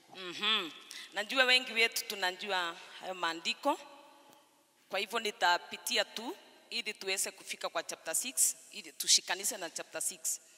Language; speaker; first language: Swahili; non-native, local second language; Kikuyu